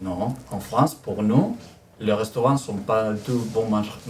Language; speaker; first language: French; non-native, learner; Spanish